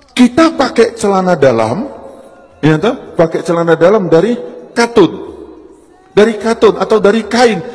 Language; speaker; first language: Indonesian; non-native, local second language; Javanese